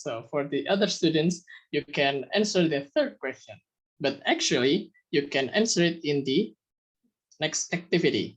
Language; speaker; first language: English; non-native, fluent; Indonesian